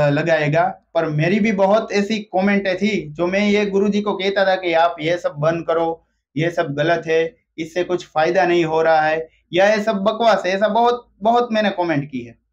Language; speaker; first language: Hindi; non-native, local second language; Gujarati